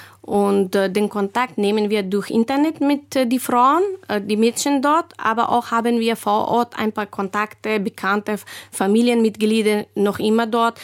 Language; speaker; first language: German; non-native, fluent; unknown